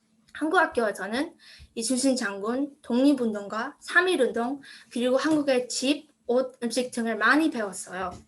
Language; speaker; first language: Korean; early bilingual, heritage; Korean